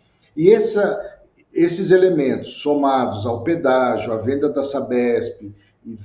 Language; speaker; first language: Portuguese; native; Portuguese